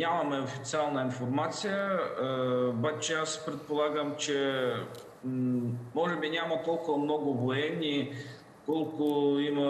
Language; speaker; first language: Bulgarian; non-native, fluent; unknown